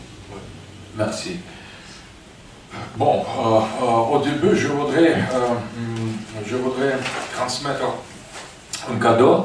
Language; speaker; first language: French; non-native, fluent; Russian